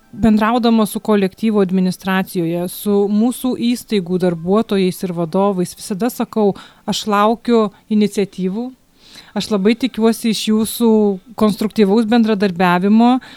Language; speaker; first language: Lithuanian; native; Lithuanian